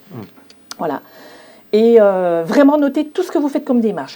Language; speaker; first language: French; native; French